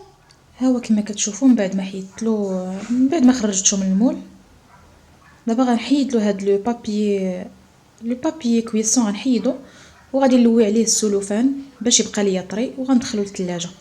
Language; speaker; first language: Arabic; native; Arabic